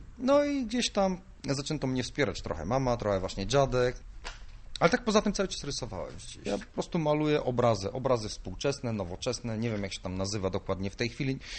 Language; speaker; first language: Polish; non-native, fluent; Bulgarian